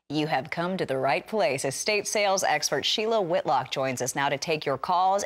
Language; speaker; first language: English; native; English